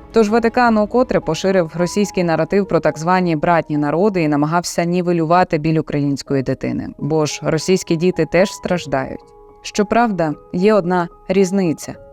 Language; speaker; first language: Ukrainian; native; Ukrainian